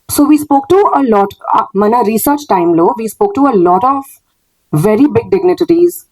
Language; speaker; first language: Telugu; non-native, local second language; Hindi